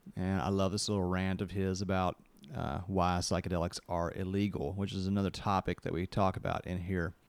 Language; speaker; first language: English; native; English